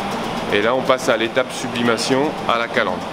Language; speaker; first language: French; native; French